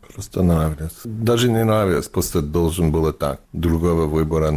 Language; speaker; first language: Russian; non-native, fluent; English